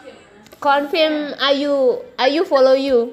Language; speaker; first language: English; non-native, learner; Indonesian